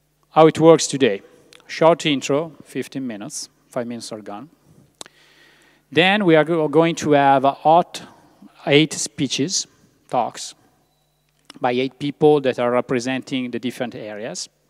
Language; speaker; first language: English; non-native, fluent; Italian